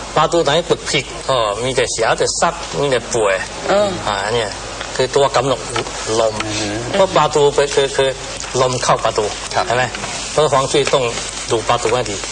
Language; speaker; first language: Thai; non-native, learner; Chinese